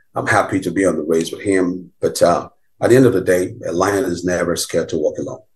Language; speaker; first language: English; non-native, local second language; Bini